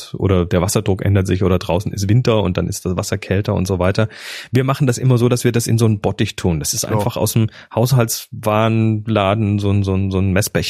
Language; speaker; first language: German; native; German